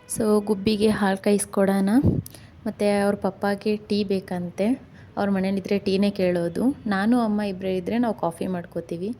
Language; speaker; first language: Kannada; non-native, local second language; Lambadi